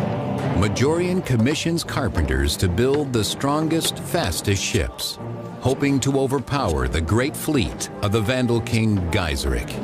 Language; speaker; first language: English; native; English